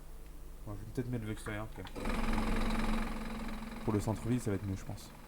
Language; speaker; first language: French; native; French